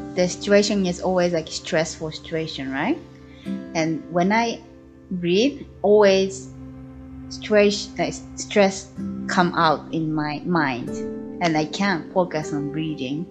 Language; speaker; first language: English; non-native, learner; Japanese